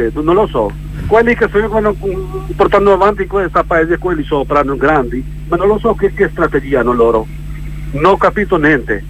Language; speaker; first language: Italian; non-native, learner; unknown